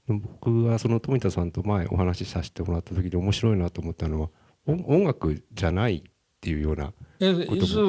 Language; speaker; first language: Japanese; native; Japanese